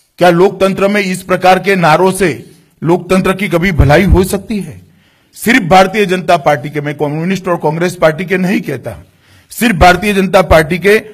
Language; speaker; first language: Hindi; non-native, local second language; Gujarati